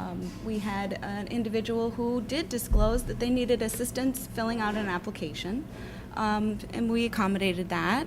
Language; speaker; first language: English; native; English